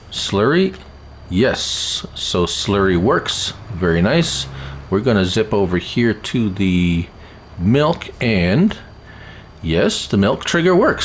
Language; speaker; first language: English; native; English